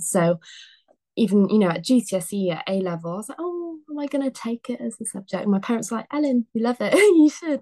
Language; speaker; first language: English; native; English